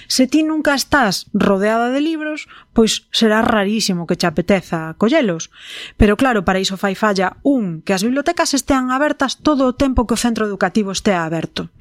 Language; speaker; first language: Galician; non-native, local second language; Spanish